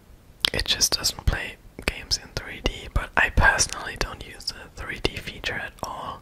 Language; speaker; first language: English; non-native, fluent; German